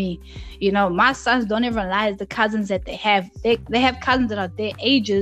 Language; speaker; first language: English; native; English